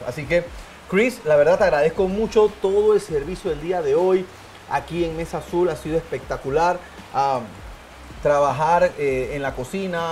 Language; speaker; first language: Spanish; native; Spanish